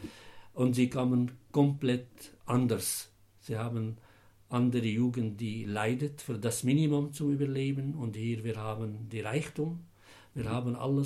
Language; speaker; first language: German; non-native, fluent; Arabic